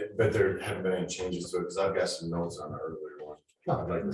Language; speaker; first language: English; native; English